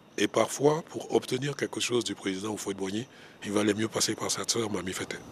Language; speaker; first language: French; non-native, local second language; Baoulé